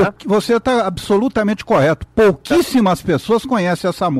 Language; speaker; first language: Portuguese; native; Portuguese